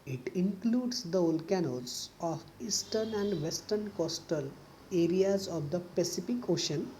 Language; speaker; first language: English; non-native, local second language; Marathi